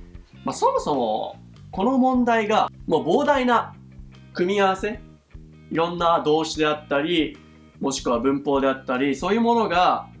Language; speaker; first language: Japanese; native; Japanese